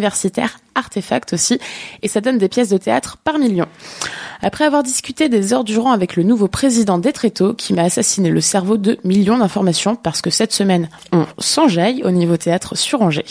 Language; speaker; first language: French; native; French